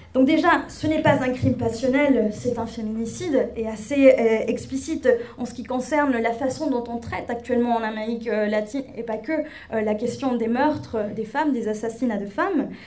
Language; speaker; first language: French; non-native, fluent; Spanish